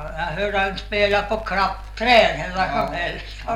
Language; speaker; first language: Swedish; native; Swedish